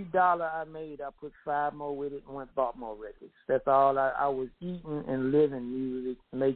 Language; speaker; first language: English; native; English